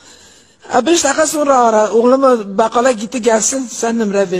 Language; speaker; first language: Turkish; non-native, learner; Arabic